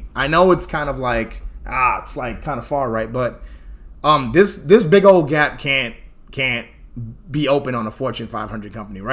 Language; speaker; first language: English; native; English